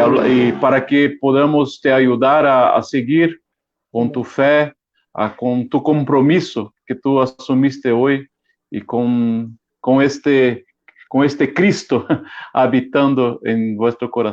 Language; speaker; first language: Spanish; non-native, fluent; Portuguese